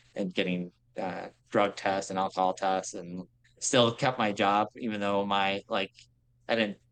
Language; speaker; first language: English; native; English